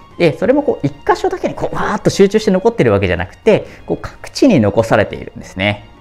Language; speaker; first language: Japanese; native; Japanese